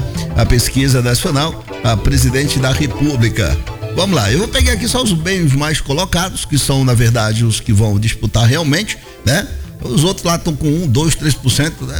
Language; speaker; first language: Portuguese; native; Portuguese